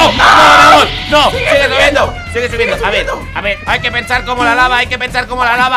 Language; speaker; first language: Spanish; native; Spanish